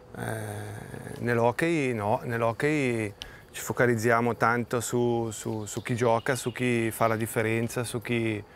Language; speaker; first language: Italian; native; Italian